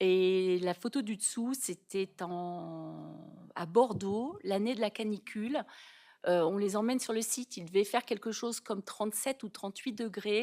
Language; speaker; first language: French; native; French